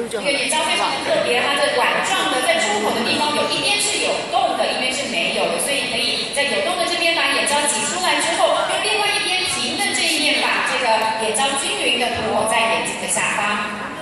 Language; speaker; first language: Chinese; native; Chinese